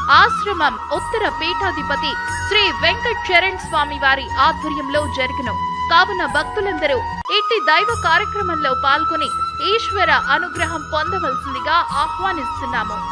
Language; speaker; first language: Telugu; native; Telugu